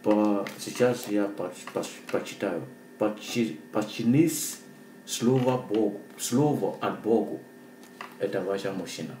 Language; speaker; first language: Russian; non-native, learner; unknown